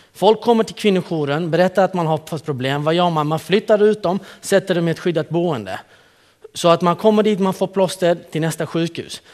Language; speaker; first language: Swedish; early bilingual, other home language; Central Kurdish